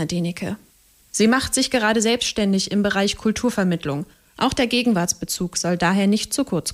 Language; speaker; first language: German; native; German